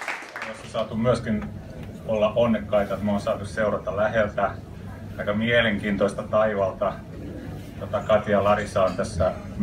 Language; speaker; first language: Finnish; native; Finnish